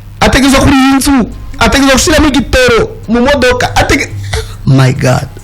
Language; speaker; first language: Rundi; native; Rundi